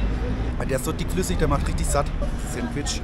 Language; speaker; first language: German; native; German